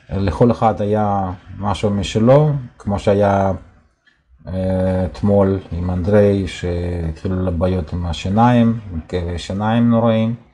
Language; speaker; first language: Hebrew; non-native, fluent; Russian